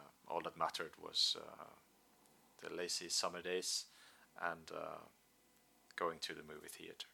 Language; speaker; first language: English; non-native, fluent; Norwegian